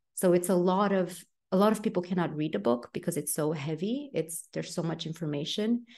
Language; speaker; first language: English; non-native, fluent; Romanian